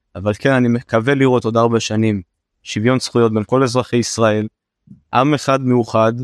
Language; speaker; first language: Hebrew; native; Hebrew